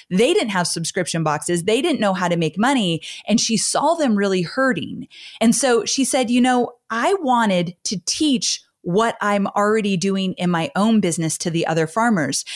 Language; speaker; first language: English; native; English